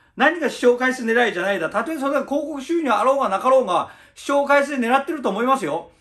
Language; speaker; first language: Japanese; early bilingual, other home language; Chinese